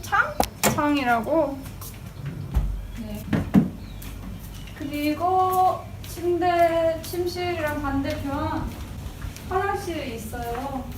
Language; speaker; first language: Korean; non-native, fluent; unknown